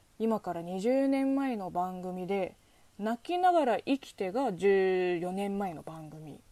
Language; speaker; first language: Japanese; non-native, fluent; Chinese